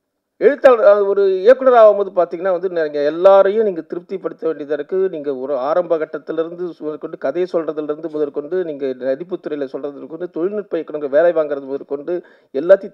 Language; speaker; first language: Tamil; native; Tamil